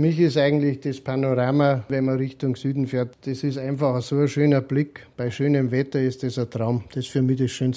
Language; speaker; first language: German; native; German